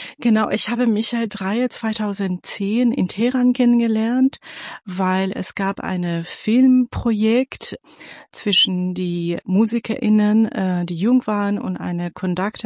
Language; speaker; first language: German; non-native, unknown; Persian